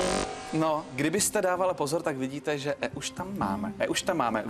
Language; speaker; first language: Czech; native; Czech